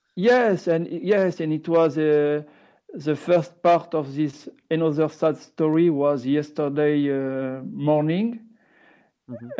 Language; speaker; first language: English; non-native, learner; French